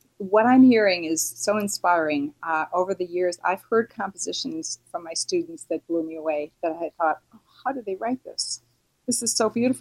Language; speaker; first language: English; native; English